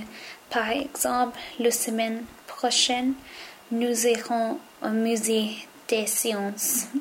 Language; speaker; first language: French; non-native, learner; English